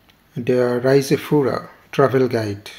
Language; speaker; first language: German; non-native, fluent; Bangla